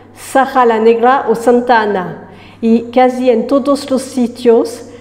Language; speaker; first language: Spanish; non-native, fluent; French